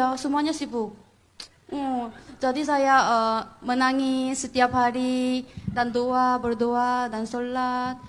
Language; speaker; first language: Indonesian; non-native, fluent; Korean